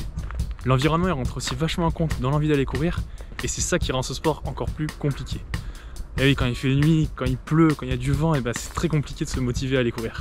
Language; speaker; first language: French; native; French